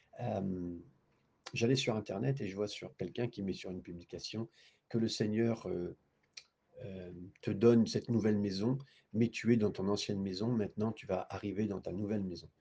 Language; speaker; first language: French; native; French